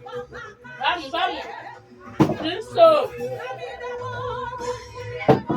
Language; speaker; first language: Portuguese; non-native, learner; Haitian Creole